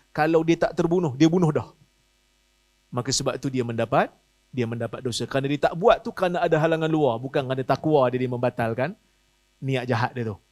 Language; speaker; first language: Malay; native; Malay